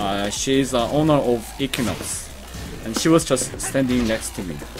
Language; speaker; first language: English; non-native, fluent; Korean